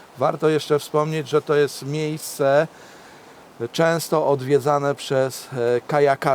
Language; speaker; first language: Polish; native; Polish